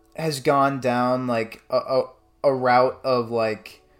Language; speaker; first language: English; native; English